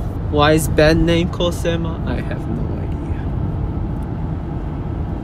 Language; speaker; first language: English; non-native, learner; Japanese